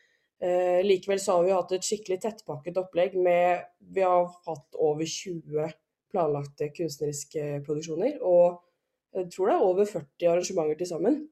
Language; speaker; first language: Norwegian; native; Norwegian